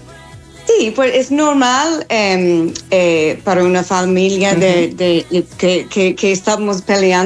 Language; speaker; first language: Spanish; non-native, fluent; English